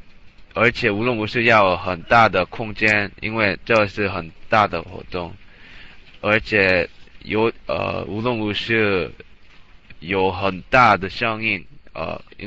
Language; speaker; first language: Chinese; non-native, learner; English